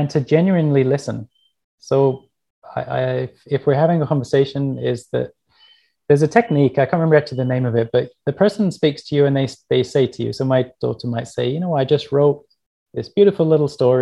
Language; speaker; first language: English; native; English